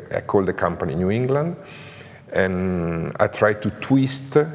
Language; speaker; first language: English; non-native, learner; Italian